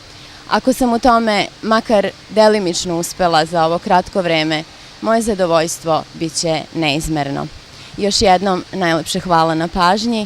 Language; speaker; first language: Bosnian; native; Bosnian